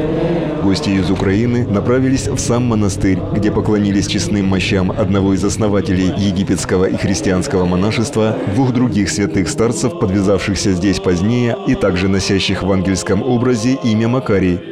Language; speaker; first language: Russian; native; Russian